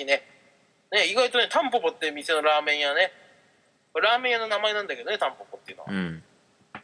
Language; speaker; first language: Japanese; native; Japanese